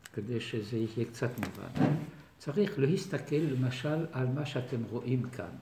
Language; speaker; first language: Hebrew; non-native, fluent; French